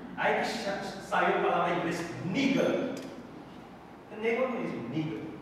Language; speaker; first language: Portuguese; non-native, fluent; Korean